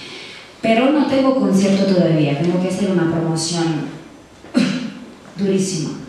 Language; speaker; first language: Spanish; non-native, learner; Italian